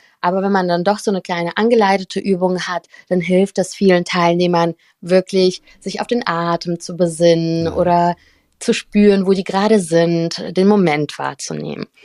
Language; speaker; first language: German; early bilingual, other home language; Russian